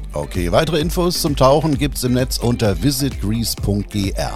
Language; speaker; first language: German; native; German